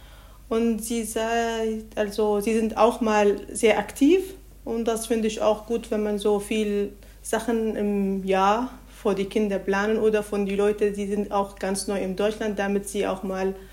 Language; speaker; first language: German; non-native, learner; Arabic